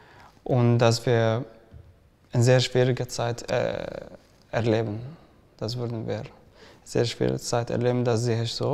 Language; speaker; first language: German; non-native, fluent; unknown